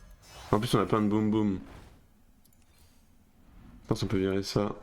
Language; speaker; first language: French; native; French